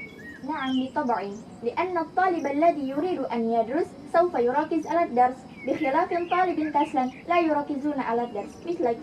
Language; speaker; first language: Arabic; non-native, fluent; Indonesian